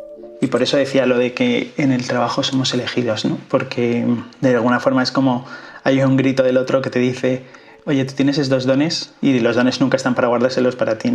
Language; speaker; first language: Spanish; native; Spanish